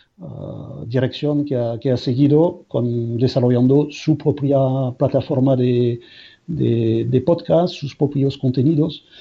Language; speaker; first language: Spanish; non-native, fluent; French